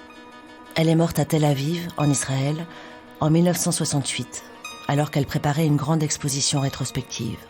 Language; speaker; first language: French; native; French